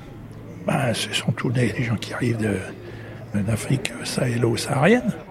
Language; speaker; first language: French; native; French